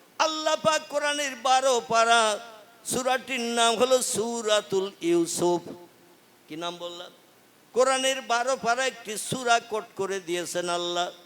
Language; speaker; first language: Bangla; native; Bangla